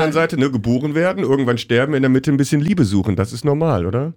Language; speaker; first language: German; native; German